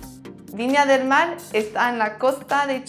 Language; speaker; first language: Spanish; non-native, fluent; English